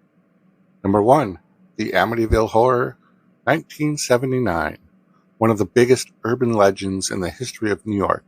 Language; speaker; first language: English; native; English